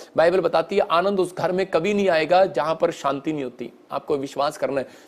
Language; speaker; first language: Hindi; non-native, local second language; Punjabi